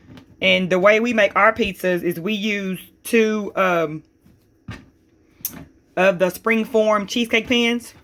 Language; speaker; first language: English; native; English